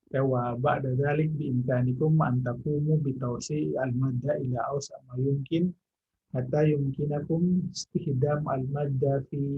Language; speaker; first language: Arabic; non-native, fluent; Indonesian